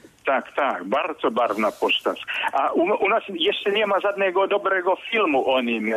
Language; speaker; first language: Polish; non-native, fluent; Finnish